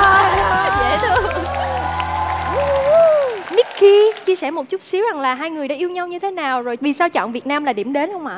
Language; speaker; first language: Vietnamese; native; Vietnamese